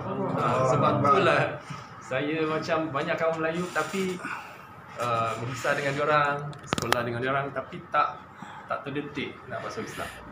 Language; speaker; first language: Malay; non-native, local second language; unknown